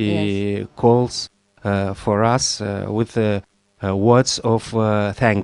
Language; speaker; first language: English; non-native, fluent; Russian